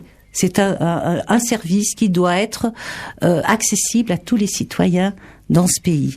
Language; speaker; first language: French; native; French